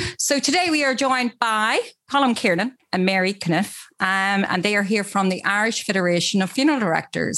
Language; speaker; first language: English; native; English